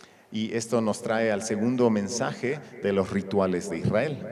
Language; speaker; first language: Spanish; native; Spanish